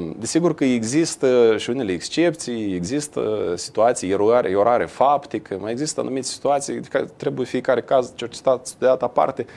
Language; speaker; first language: Romanian; native; Romanian